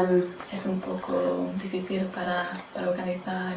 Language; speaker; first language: Spanish; non-native, learner; English